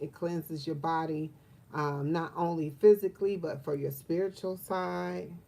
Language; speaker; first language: English; native; English